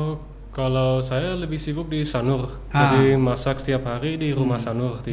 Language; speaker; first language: Indonesian; early bilingual, other home language; English